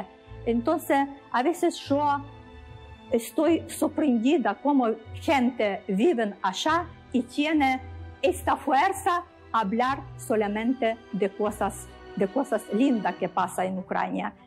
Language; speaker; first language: Spanish; non-native, learner; Ukrainian